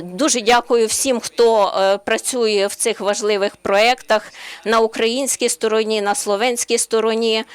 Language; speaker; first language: Ukrainian; non-native, learner; Slovenian